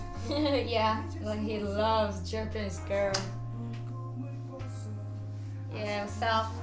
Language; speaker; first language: English; non-native, learner; Korean